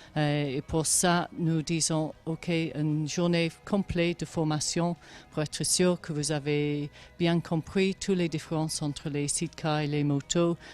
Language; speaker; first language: French; non-native, fluent; English